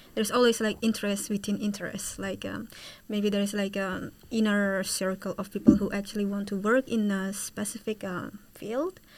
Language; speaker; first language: English; non-native, fluent; Indonesian